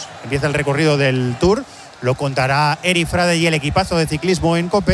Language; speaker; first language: Spanish; native; Spanish